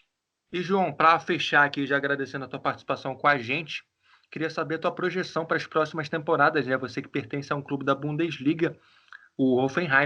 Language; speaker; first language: Portuguese; native; Portuguese